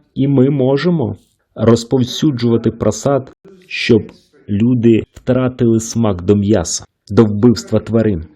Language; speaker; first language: Ukrainian; non-native, fluent; English